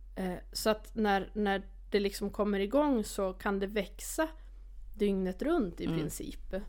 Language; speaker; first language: Swedish; native; Swedish